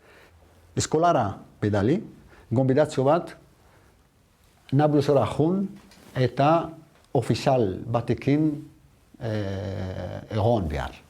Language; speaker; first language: Basque; non-native, learner; Arabic